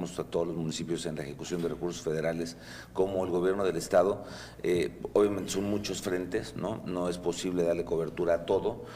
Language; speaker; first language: Spanish; native; Spanish